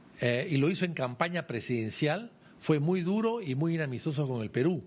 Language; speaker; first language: Spanish; native; Spanish